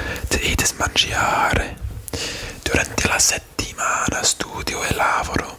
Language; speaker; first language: Italian; non-native, learner; English